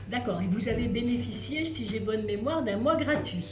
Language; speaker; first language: French; native; French